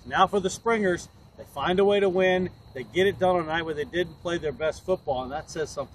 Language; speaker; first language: English; native; English